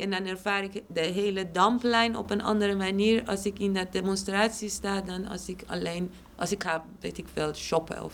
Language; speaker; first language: Dutch; non-native, fluent; Persian